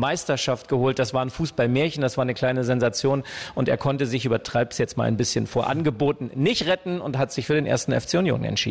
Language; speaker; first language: German; native; German